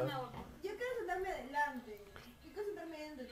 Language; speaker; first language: Spanish; native; Spanish